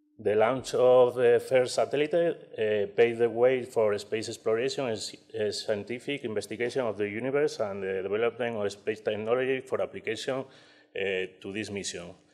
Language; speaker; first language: English; non-native, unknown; Spanish